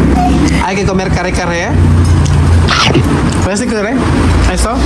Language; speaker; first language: Spanish; non-native, learner; Filipino